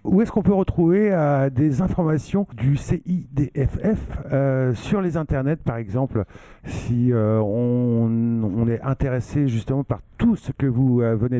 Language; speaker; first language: French; native; French